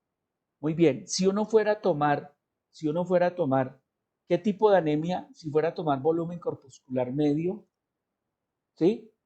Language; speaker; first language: Spanish; native; Spanish